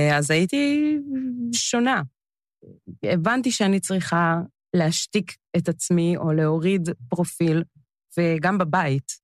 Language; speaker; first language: Hebrew; early bilingual, other home language; English